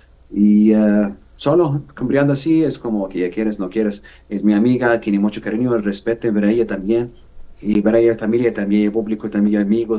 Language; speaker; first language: Spanish; non-native, learner; Arabic